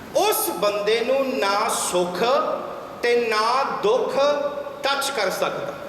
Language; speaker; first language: Punjabi; early bilingual, heritage; Punjabi